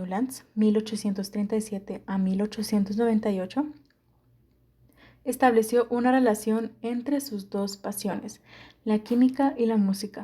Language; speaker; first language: Spanish; native; Spanish